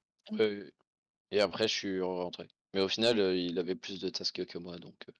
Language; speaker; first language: French; native; French